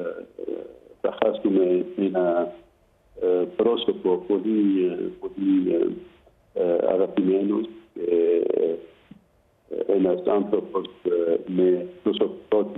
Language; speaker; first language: Greek; non-native, fluent; Arabic